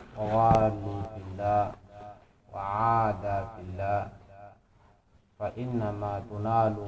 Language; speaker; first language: Arabic; non-native, fluent; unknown